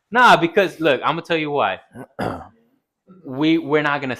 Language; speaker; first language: English; native; English